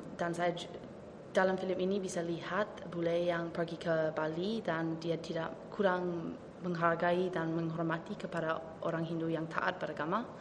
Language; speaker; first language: Indonesian; early bilingual, heritage; Indonesian